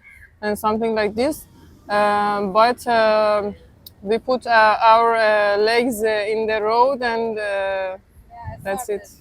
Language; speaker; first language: English; non-native, learner; Persian